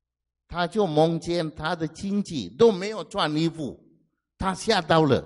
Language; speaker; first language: Chinese; non-native, fluent; Sinhala